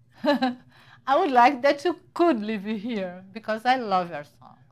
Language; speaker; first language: English; non-native, learner; Portuguese